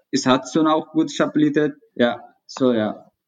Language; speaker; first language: German; non-native, learner; Tigrinya